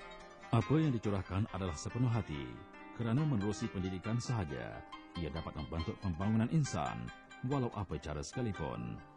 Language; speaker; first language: Malay; native; Malay